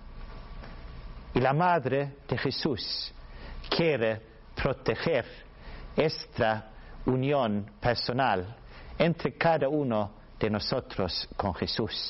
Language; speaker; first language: Spanish; non-native, learner; Swedish